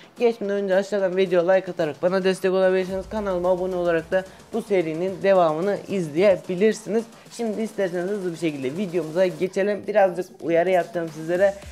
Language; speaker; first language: Turkish; native; Turkish